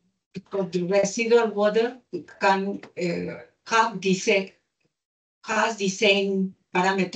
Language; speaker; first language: English; non-native, learner; Spanish